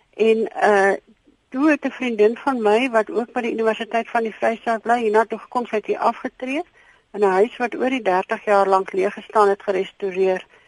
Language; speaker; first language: Afrikaans; native; Afrikaans